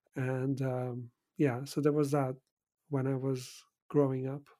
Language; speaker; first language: English; early bilingual, other home language; Persian